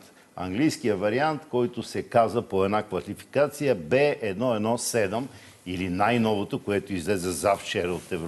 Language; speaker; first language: Bulgarian; native; Bulgarian